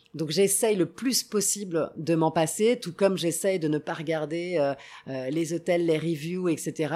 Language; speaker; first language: French; non-native, fluent; Italian